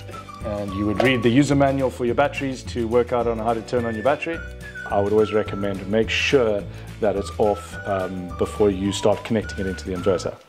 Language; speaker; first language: English; native; English